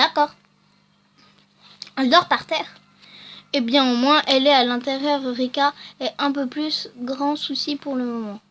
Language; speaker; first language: French; native; French